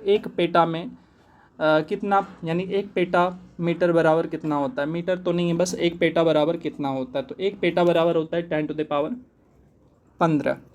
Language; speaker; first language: Hindi; native; Hindi